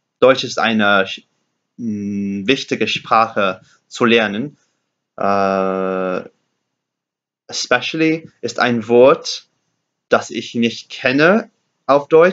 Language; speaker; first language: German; non-native, learner; English